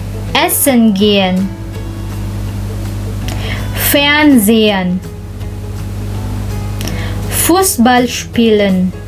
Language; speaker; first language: German; non-native, local second language; Filipino